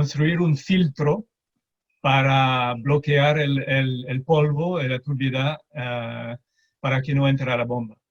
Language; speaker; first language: Spanish; non-native, fluent; French